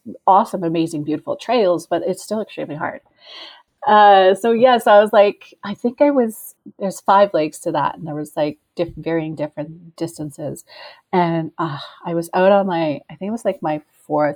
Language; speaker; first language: English; native; English